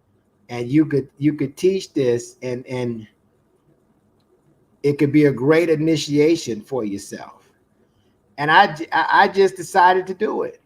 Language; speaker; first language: English; native; English